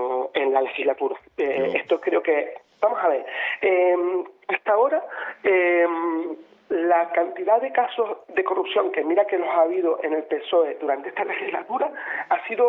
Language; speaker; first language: Spanish; native; Spanish